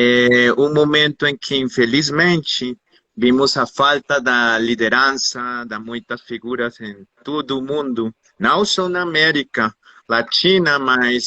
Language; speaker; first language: Portuguese; non-native, fluent; Spanish